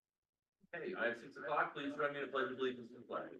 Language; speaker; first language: English; native; English